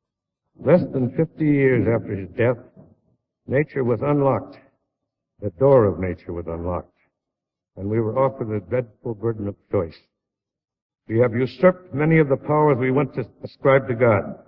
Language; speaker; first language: English; native; English